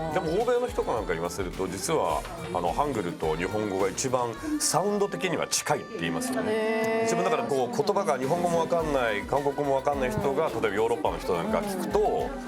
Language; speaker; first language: Japanese; native; Japanese